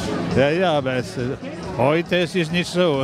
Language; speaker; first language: German; non-native, fluent; French